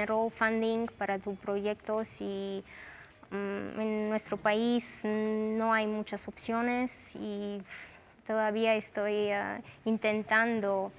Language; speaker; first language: Spanish; non-native, fluent; Romanian